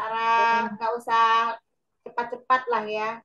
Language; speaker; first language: Indonesian; native; Indonesian